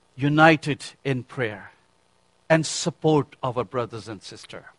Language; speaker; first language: English; non-native, local second language; Urdu